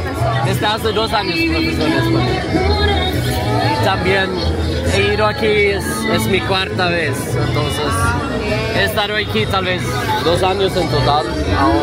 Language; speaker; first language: Spanish; non-native, fluent; Swedish